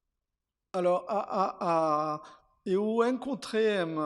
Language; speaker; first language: Portuguese; non-native, fluent; French